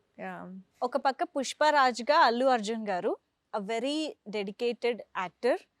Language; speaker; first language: Telugu; native; Telugu